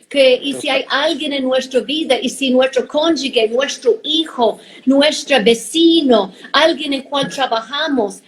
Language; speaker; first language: Spanish; non-native, fluent; English